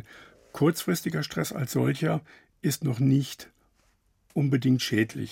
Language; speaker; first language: German; native; German